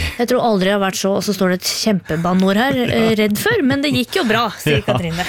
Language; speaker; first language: Norwegian; native; Norwegian